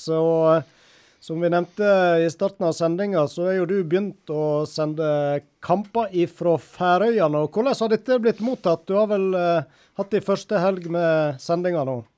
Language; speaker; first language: Norwegian; native; Norwegian